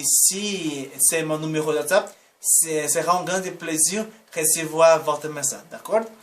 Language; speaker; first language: French; non-native, learner; Portuguese